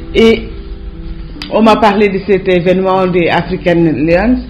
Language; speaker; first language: French; non-native, fluent; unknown